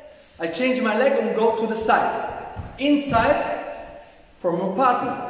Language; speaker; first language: English; non-native, learner; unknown